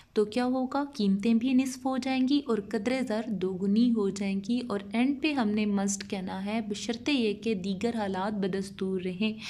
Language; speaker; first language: Urdu; non-native, local second language; Punjabi